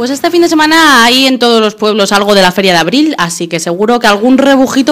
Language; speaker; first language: Spanish; native; Spanish